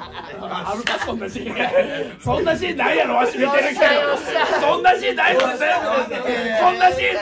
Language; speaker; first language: Japanese; native; Japanese